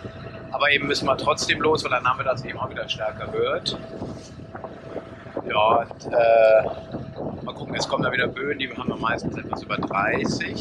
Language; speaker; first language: German; native; German